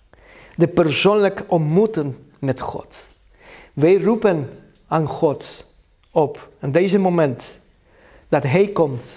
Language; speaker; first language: Dutch; non-native, learner; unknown